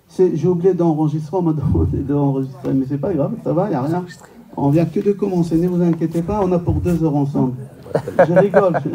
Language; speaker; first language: French; non-native, fluent; Hebrew